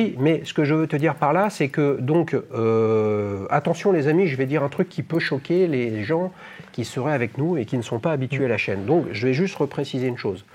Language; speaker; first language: French; native; French